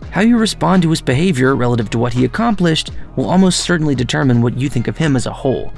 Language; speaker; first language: English; native; English